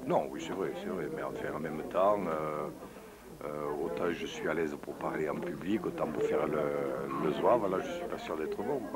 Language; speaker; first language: French; native; French